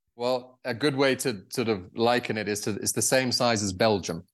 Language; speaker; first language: English; native; English